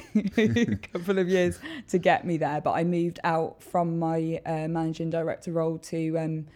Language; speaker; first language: English; native; English